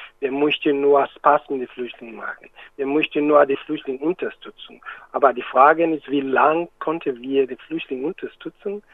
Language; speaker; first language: German; non-native, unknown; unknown